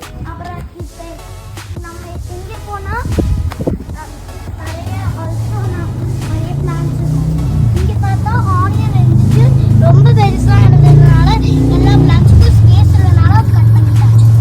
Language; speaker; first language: Tamil; early bilingual, heritage; Tamil